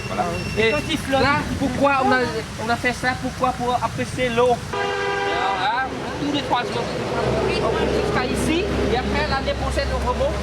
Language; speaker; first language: French; non-native, fluent; Vietnamese